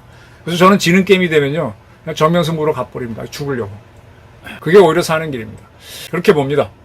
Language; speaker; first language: Korean; native; Korean